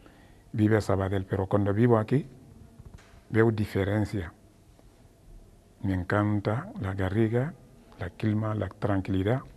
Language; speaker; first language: Spanish; non-native, learner; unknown